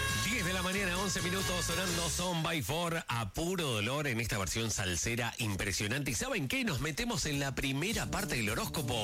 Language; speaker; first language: Spanish; native; Spanish